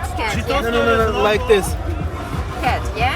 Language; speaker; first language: English; non-native, learner; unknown